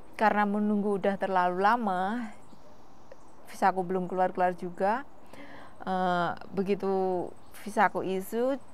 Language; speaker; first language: Indonesian; non-native, local second language; Javanese